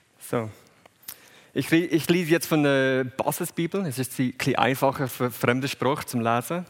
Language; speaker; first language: German; non-native, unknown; English